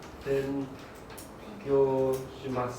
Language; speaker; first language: Japanese; non-native, learner; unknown